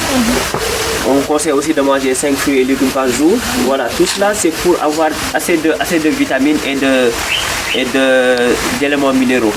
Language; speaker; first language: French; non-native, local second language; Wolof